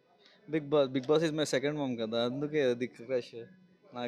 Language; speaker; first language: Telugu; non-native, local second language; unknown